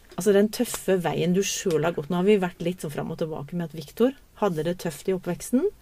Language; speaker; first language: Norwegian; native; Norwegian